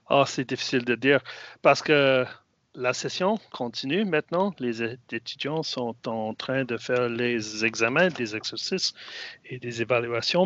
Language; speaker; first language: French; non-native, fluent; English